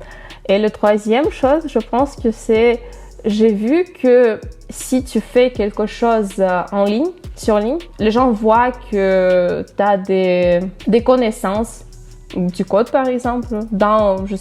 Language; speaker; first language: French; non-native, fluent; Russian